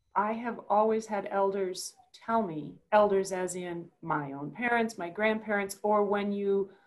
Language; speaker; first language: English; native; English